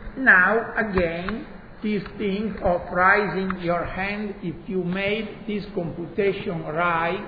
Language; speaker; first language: English; non-native, fluent; Italian